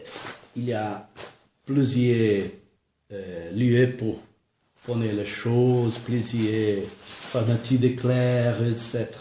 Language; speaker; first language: French; non-native, learner; Portuguese